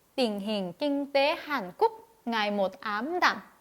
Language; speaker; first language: Vietnamese; non-native, fluent; Korean